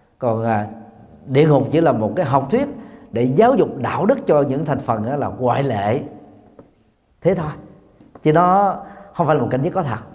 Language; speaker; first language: Vietnamese; native; Vietnamese